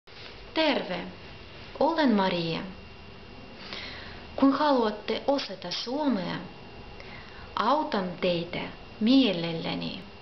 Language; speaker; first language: Finnish; non-native, fluent; Russian